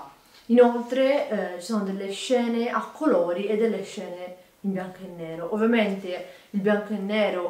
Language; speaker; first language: Italian; native; Italian